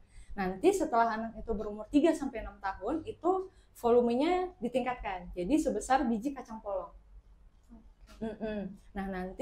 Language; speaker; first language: Indonesian; native; Indonesian